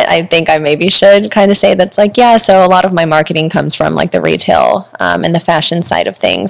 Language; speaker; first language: English; native; English